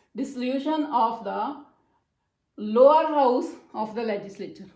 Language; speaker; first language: English; non-native, local second language; Punjabi